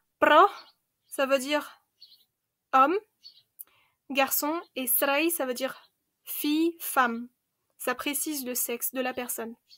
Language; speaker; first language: French; early bilingual, other home language; Khmer